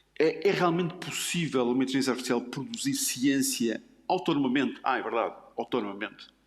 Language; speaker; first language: Portuguese; native; Portuguese